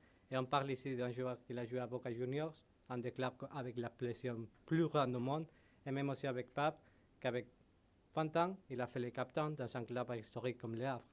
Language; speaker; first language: French; non-native, fluent; Spanish